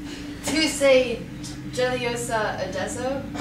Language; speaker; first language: Italian; non-native, learner; English